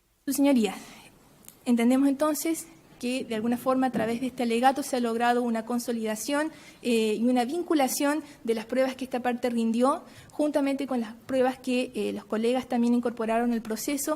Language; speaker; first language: Spanish; native; Spanish